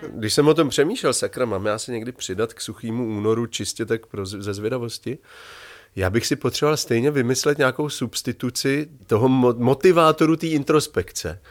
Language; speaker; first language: Czech; native; Czech